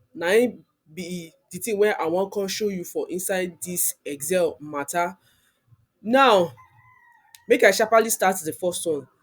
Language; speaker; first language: Nigerian Pidgin; non-native, local second language; Yoruba